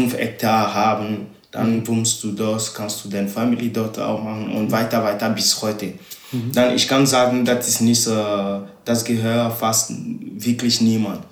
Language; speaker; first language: German; non-native, learner; Ewe